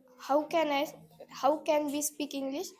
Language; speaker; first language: English; non-native, learner; Marathi